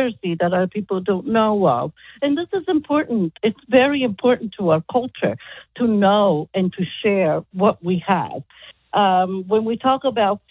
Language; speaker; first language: English; non-native, fluent; Italian